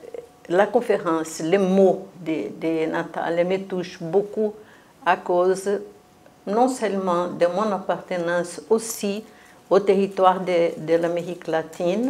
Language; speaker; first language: French; non-native, fluent; Portuguese